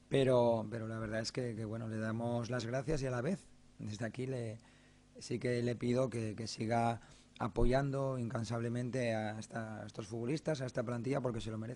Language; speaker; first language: Spanish; native; Spanish